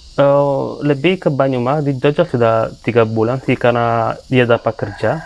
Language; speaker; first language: Indonesian; non-native, fluent; Italian